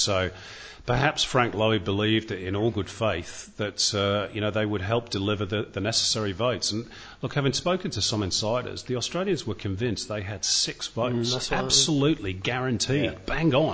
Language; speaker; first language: English; native; English